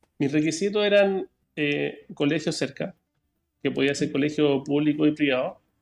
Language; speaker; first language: Spanish; native; Spanish